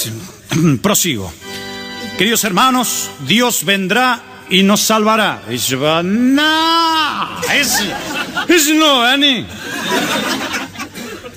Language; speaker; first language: Spanish; native; Spanish